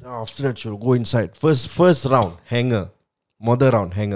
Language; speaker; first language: English; non-native, local second language; Tamil